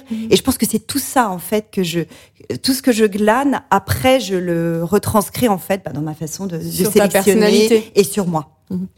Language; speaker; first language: French; native; French